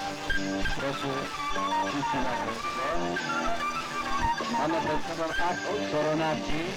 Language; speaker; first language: Polish; non-native, local second language; Rusyn